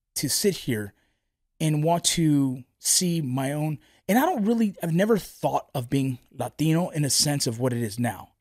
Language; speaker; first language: English; early bilingual, other home language; Spanish